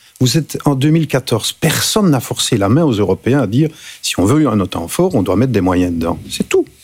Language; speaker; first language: French; native; French